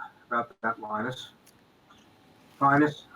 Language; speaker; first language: English; native; English